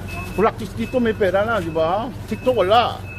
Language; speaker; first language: Filipino; non-native, learner; Korean